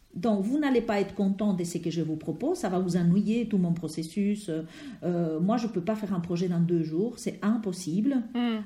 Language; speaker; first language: French; non-native, fluent; Spanish